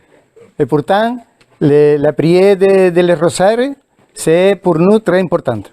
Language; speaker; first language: French; non-native, learner; Spanish